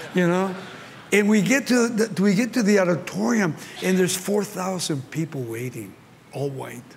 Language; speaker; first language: English; early bilingual, other home language; Spanish